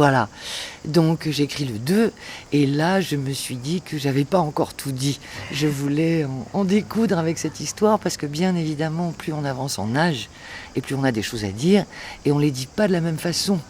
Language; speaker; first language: French; native; French